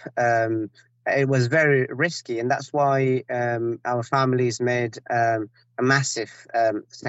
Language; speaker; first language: English; non-native, fluent; Persian